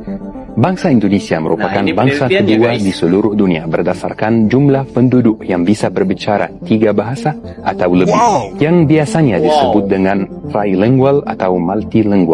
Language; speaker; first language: Indonesian; non-native, fluent; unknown